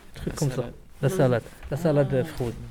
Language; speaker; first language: French; non-native, learner; Arabic